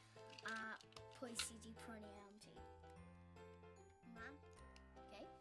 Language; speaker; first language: Welsh; non-native, local second language; English